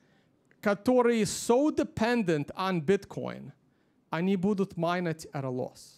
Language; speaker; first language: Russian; early bilingual, heritage; Russian